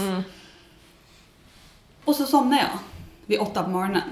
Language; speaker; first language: Swedish; native; Swedish